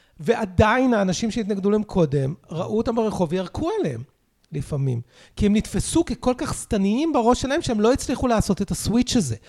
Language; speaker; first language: Hebrew; native; Hebrew